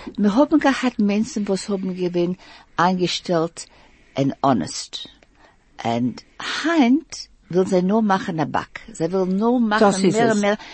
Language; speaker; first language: Yiddish; early bilingual, heritage; Yiddish